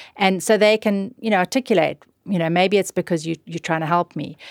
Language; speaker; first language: English; native; English